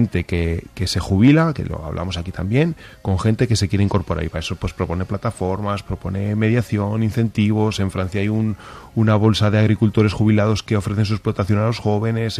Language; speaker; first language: Spanish; native; Spanish